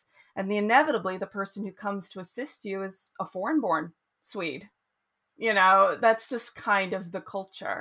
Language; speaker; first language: English; native; English